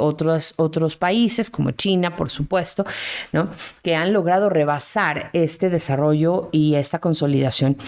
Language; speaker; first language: Spanish; native; Spanish